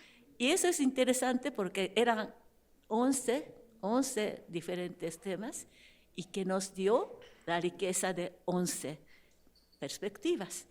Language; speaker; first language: Spanish; non-native, fluent; Japanese